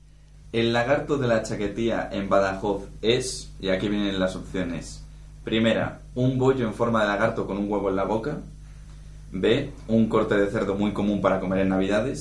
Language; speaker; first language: Spanish; native; Spanish